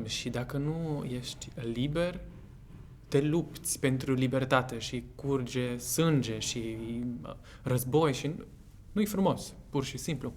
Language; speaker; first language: Romanian; early bilingual, heritage; Romanian